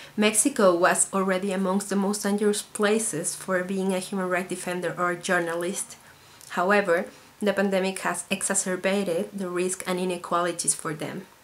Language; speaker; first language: English; non-native, fluent; Spanish